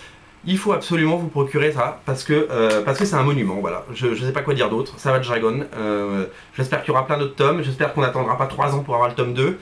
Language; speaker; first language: French; native; French